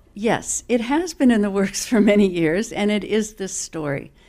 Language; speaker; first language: English; native; English